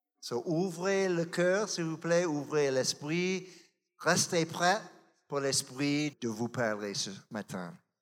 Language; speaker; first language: French; non-native, learner; English